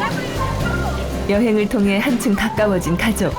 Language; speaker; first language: Korean; native; Korean